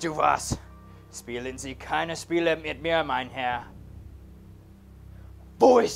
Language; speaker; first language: German; non-native, learner; English